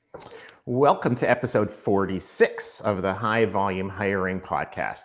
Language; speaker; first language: English; native; English